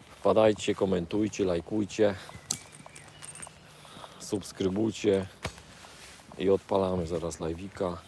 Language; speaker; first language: Polish; native; Polish